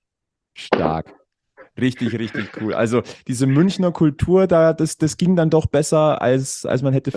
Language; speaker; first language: German; native; German